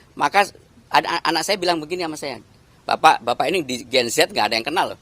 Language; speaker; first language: Indonesian; native; Indonesian